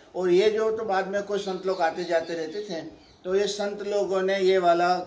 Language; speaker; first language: Hindi; non-native, local second language; Gujarati